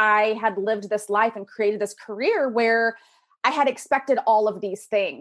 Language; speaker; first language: English; native; English